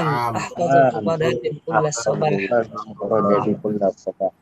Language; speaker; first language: Arabic; non-native, learner; Indonesian